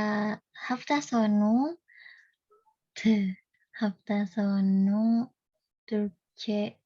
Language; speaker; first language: Turkish; non-native, learner; Indonesian